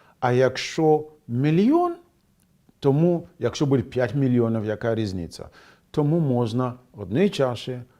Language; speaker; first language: Ukrainian; non-native, fluent; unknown